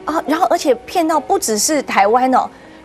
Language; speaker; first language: Chinese; native; Chinese